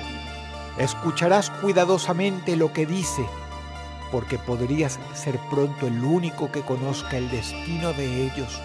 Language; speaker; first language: Spanish; native; Spanish